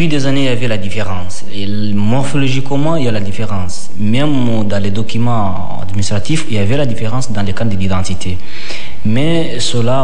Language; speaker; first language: French; non-native, local second language; Kinyarwanda